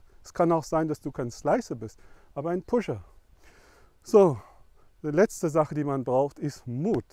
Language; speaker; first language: German; non-native, fluent; English